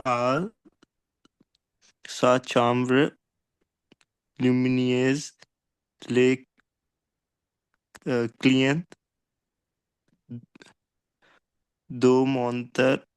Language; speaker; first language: French; non-native, learner; Punjabi